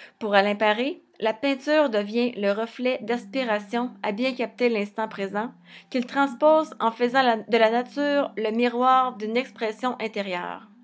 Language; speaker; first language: French; native; French